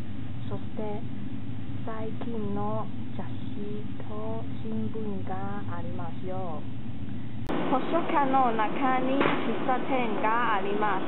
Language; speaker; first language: Japanese; non-native, learner; Cantonese